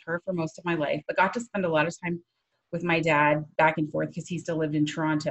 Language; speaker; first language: English; native; English